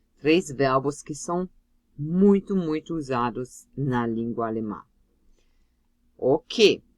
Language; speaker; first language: Portuguese; non-native, fluent; German